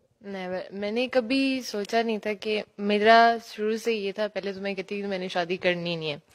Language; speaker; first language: Urdu; native; Urdu